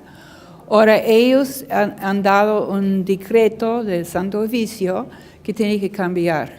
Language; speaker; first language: Spanish; non-native, learner; English